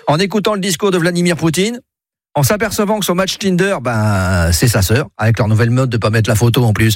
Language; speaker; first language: French; native; French